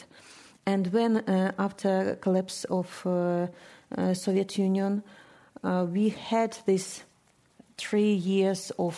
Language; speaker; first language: English; non-native, fluent; Russian